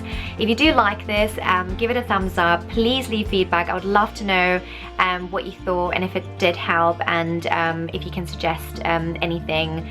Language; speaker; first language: English; native; English